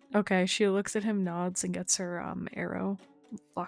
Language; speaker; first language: English; native; English